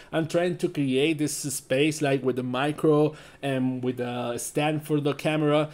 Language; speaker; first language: English; non-native, learner; Spanish